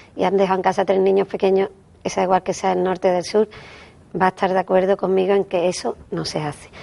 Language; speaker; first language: Spanish; native; Spanish